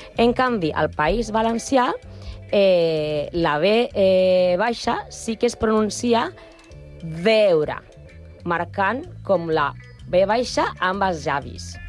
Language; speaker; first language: Catalan; non-native, learner; Spanish